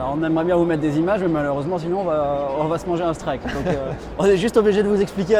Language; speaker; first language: French; native; French